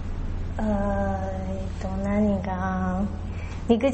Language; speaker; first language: Japanese; non-native, learner; Chinese